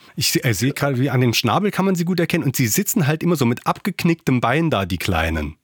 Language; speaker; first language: German; native; German